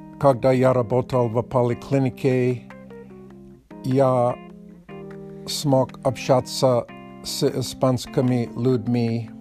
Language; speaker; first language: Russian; non-native, learner; English